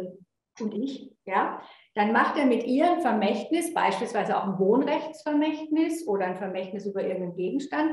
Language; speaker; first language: German; native; German